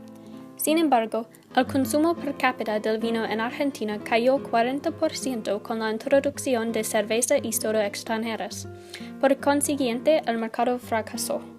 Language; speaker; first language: Spanish; non-native, learner; English